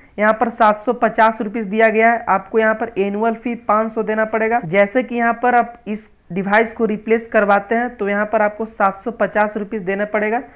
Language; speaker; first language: Hindi; native; Hindi